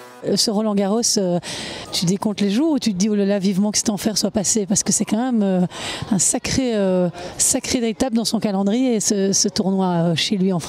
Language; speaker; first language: French; native; French